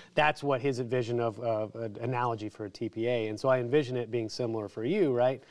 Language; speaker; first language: English; native; English